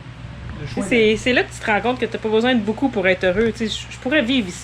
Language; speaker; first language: French; native; French